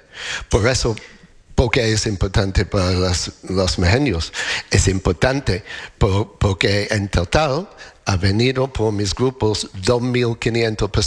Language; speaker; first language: Spanish; non-native, learner; English